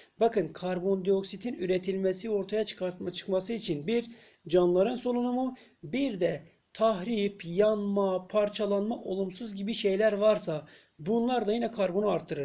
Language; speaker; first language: Turkish; native; Turkish